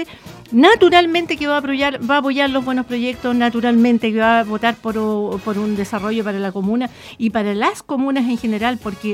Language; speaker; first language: Spanish; native; Spanish